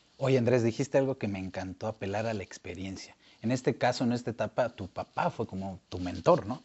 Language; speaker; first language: Spanish; native; Spanish